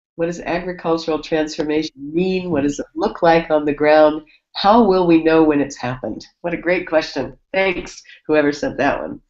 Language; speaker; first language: English; native; English